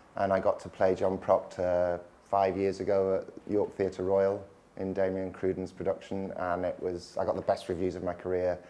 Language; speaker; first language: English; native; English